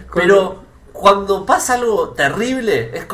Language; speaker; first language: Spanish; native; Spanish